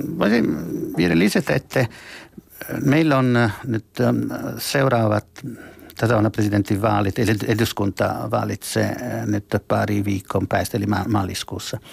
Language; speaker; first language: Finnish; non-native, fluent; Italian